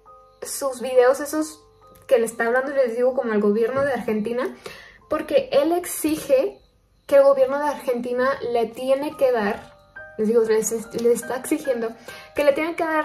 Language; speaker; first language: Spanish; native; Spanish